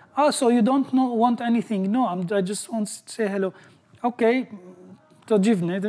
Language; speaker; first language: English; non-native, fluent; Arabic